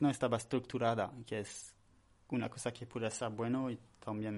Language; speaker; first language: Spanish; non-native, learner; French